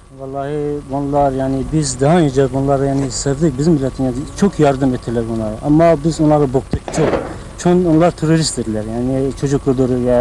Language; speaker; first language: Turkish; non-native, learner; Kurdish